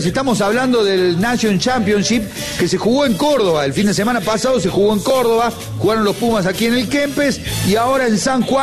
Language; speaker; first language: Spanish; native; Spanish